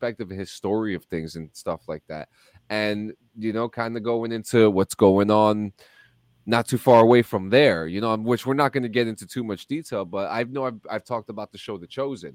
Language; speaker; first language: English; native; English